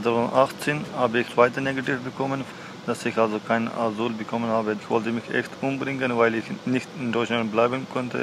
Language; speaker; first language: German; non-native, learner; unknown